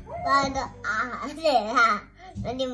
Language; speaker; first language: Chinese; early bilingual, heritage; Chinese